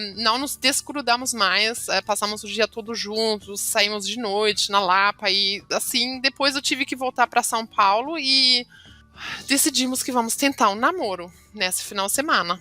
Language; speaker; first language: Portuguese; non-native, fluent; German